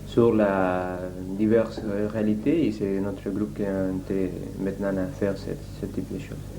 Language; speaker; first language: French; non-native, learner; Spanish